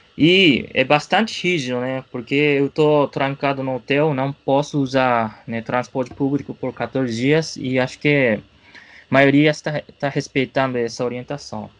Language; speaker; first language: Portuguese; non-native, fluent; Japanese